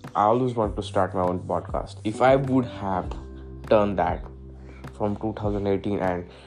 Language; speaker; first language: English; non-native, local second language; Marathi